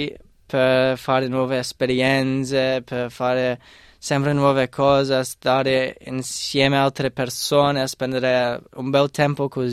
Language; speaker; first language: Italian; non-native, fluent; English